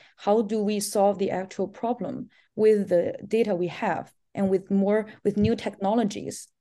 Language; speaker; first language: English; non-native, fluent; Chinese